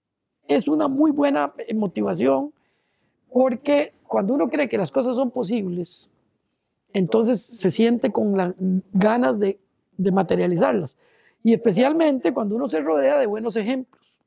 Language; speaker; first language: Spanish; native; Spanish